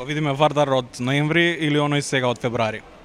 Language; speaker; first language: Macedonian; native; Macedonian